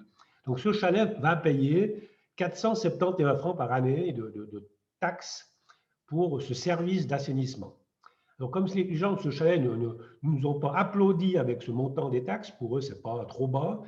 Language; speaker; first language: French; native; French